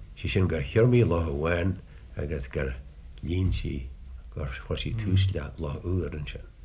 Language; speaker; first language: Irish; native; Irish